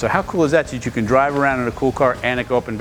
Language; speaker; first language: English; native; English